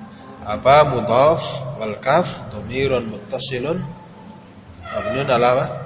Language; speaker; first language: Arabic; non-native, fluent; Indonesian